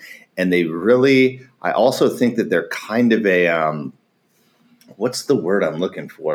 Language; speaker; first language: English; native; English